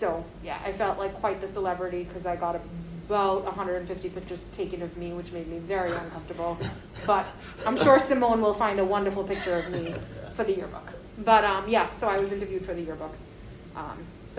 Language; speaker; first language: English; non-native, local second language; Hindi